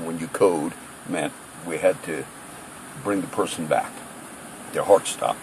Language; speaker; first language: English; native; English